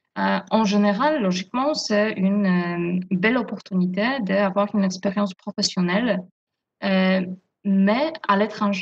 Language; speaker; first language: French; non-native, fluent; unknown